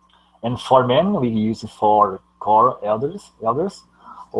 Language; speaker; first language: English; non-native, learner; Portuguese